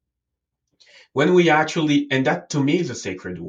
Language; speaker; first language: English; non-native, local second language; French